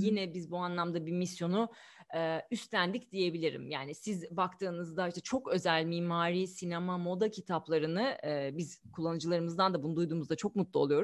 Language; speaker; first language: Turkish; native; Turkish